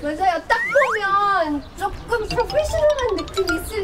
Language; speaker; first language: Korean; non-native, learner; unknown